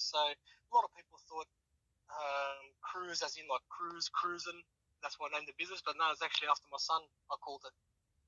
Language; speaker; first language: English; native; English